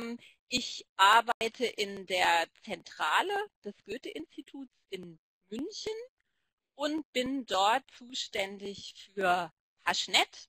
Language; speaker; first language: German; native; German